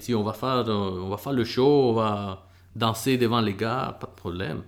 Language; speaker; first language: French; early bilingual, other home language; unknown